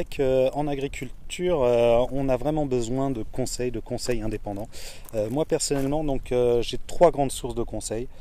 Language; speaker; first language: French; native; French